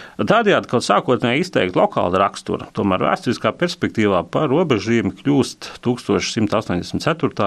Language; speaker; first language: Latvian; native; Latvian